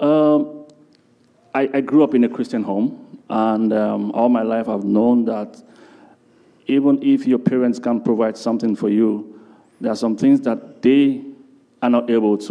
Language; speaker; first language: English; non-native, local second language; Igbo